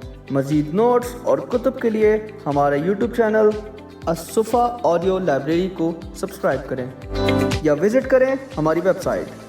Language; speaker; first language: Urdu; native; Urdu